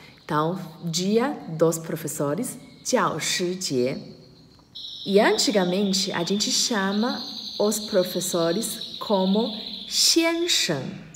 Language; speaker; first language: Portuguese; non-native, fluent; Chinese